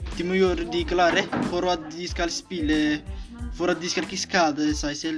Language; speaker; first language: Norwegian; non-native, learner; Spanish